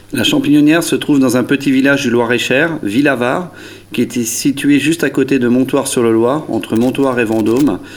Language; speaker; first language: French; native; French